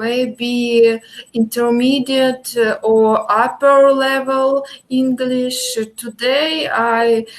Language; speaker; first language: English; non-native, learner; Russian